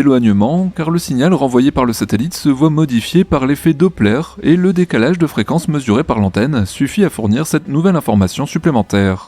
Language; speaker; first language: French; native; French